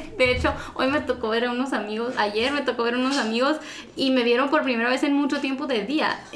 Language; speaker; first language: Spanish; native; Spanish